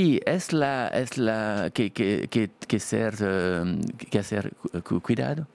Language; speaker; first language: Spanish; non-native, fluent; French